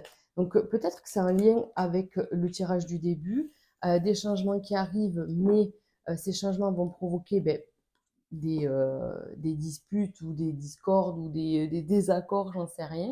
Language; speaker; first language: French; native; French